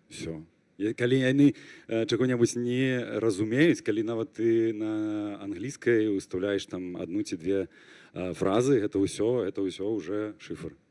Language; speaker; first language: Belarusian; non-native, local second language; Russian